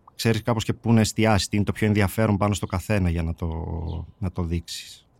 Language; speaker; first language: Greek; native; Greek